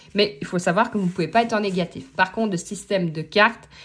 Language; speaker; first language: French; native; French